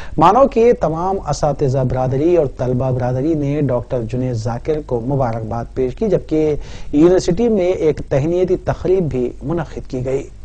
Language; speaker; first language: Urdu; native; Urdu